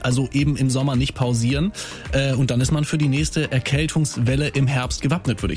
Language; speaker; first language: German; native; German